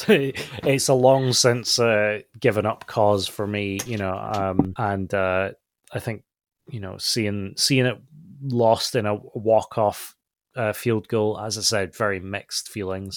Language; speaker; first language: English; native; English